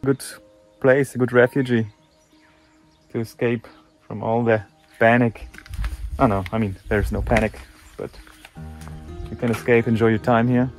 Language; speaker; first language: English; non-native, fluent; German